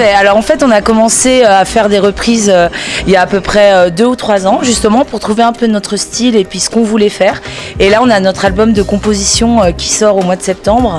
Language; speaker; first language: French; native; French